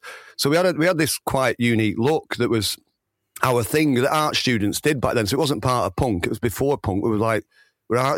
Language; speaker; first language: English; native; English